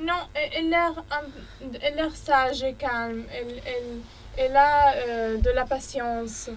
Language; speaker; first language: French; non-native, learner; Arabic